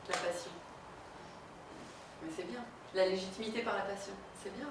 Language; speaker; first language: French; native; French